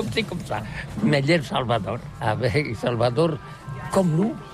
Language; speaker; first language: French; non-native, learner; Catalan